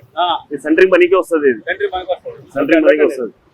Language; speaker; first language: Telugu; non-native, local second language; Urdu